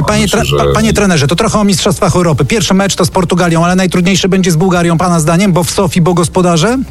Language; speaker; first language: Polish; native; Polish